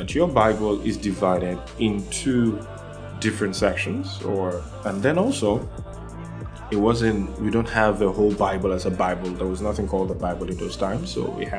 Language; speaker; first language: English; non-native, local second language; Yoruba